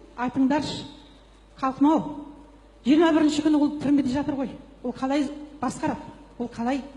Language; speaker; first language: Kazakh; native; Kazakh